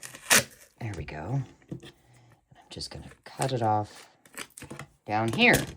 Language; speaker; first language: English; native; English